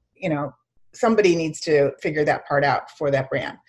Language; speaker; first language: English; native; English